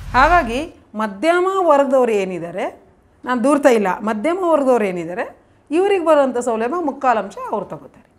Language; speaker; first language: Kannada; non-native, local second language; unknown